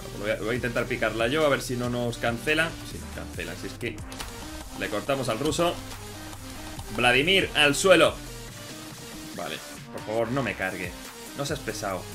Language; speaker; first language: Spanish; native; Spanish